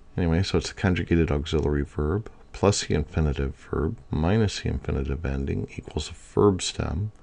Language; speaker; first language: English; native; English